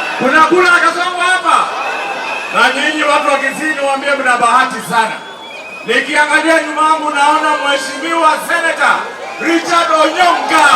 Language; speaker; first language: Swahili; non-native, local second language; Kamba